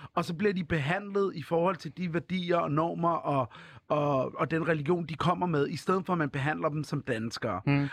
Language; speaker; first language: Danish; early bilingual, other home language; Arabic